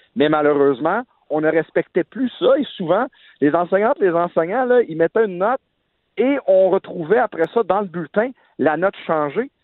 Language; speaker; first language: French; native; French